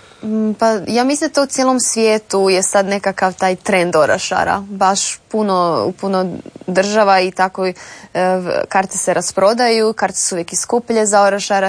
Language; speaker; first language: Serbian; native; Serbian